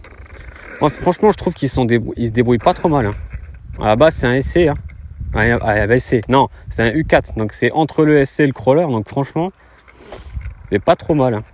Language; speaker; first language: French; native; French